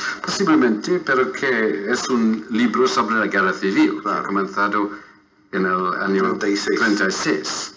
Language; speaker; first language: Spanish; non-native, fluent; English